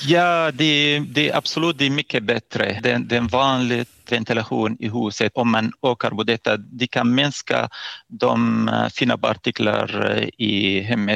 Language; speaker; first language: Swedish; non-native, fluent; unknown